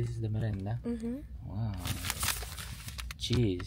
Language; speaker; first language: English; non-native, local second language; Filipino